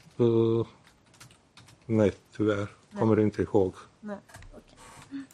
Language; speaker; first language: Swedish; non-native, learner; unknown